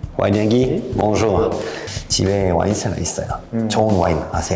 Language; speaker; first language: Korean; non-native, learner; French